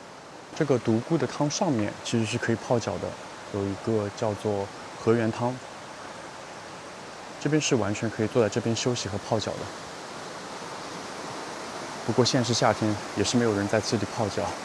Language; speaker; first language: Chinese; native; Chinese